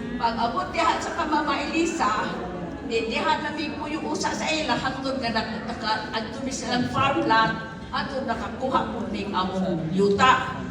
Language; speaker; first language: Cebuano; non-native, local second language; Chavacano